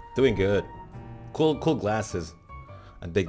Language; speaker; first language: English; non-native, fluent; Indonesian